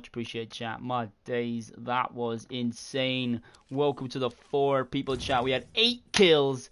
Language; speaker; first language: English; native; English